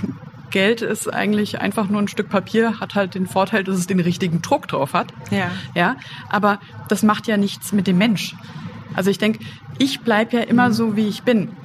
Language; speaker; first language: German; native; German